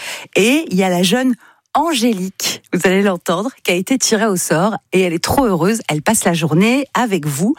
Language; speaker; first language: French; native; French